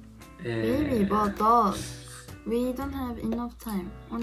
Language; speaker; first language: English; non-native, learner; Korean